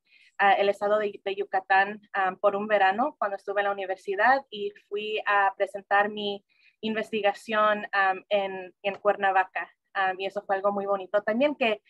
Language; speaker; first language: Spanish; early bilingual, other home language; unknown